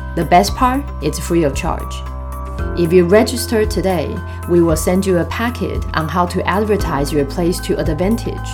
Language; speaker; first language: English; non-native, fluent; Chinese